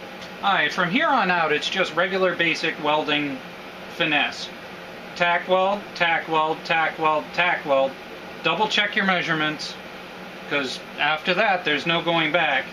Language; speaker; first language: English; native; English